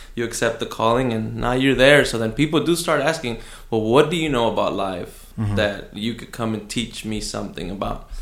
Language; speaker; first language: English; early bilingual, other home language; Spanish